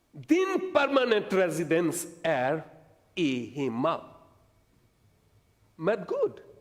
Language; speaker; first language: Swedish; non-native, learner; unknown